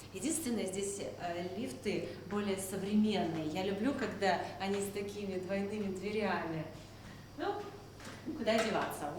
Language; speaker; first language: Russian; native; Russian